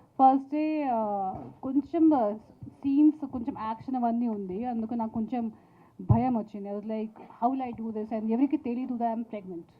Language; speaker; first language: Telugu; non-native, local second language; Hindi